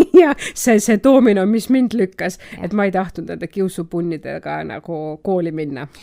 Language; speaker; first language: Estonian; non-native, local second language; Russian